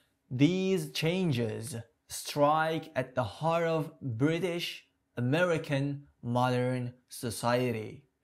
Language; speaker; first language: English; non-native, fluent; Persian